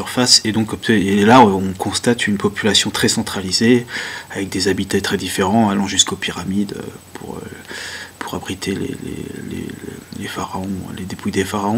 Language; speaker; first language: French; native; French